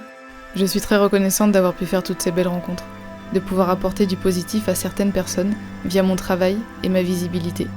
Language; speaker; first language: French; native; French